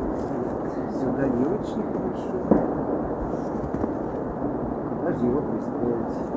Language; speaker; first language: Russian; native; Russian